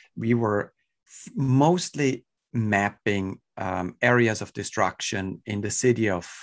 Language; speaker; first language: English; non-native, fluent; Swiss German